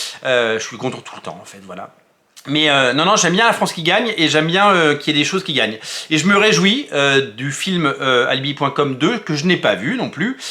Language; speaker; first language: French; native; French